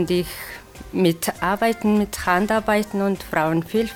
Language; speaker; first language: German; non-native, learner; Mongolian